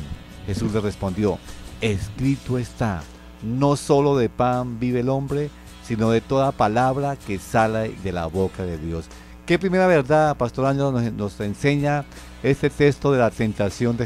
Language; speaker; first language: Spanish; native; Spanish